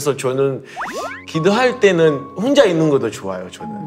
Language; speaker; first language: Korean; early bilingual, heritage; Korean